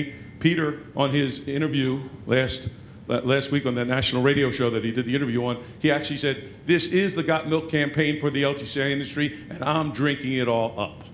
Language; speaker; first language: English; native; English